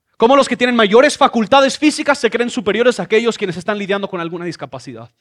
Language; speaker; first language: Spanish; non-native, fluent; English